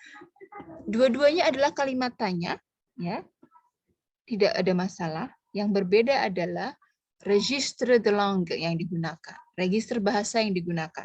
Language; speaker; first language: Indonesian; native; Indonesian